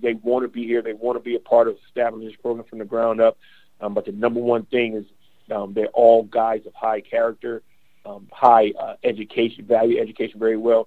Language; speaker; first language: English; native; English